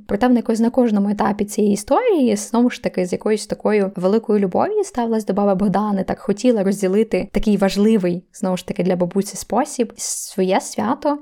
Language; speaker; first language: Ukrainian; native; Ukrainian